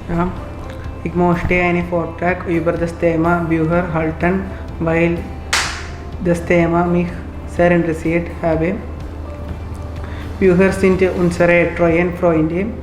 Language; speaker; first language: German; non-native, learner; Malayalam